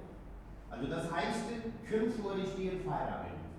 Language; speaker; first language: German; non-native, fluent; Hindi